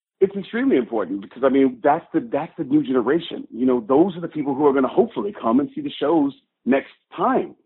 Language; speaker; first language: English; native; English